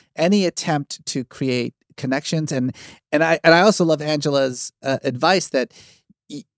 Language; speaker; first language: English; native; English